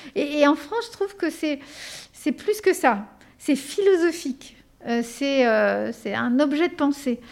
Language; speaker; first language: French; early bilingual, other home language; Spanish